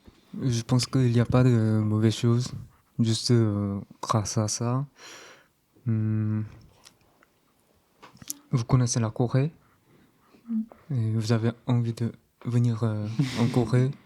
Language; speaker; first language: French; non-native, learner; Korean